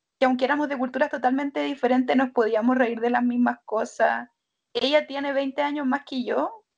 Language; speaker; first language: Spanish; native; Spanish